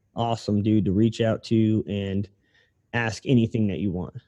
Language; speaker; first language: English; native; English